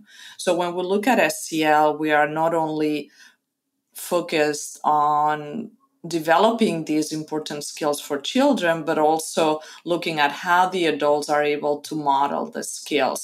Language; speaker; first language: English; non-native, fluent; Spanish